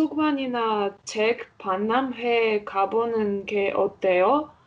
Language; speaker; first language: Korean; non-native, learner; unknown